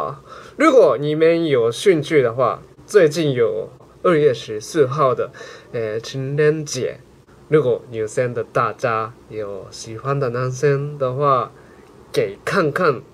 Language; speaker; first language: Chinese; non-native, learner; Japanese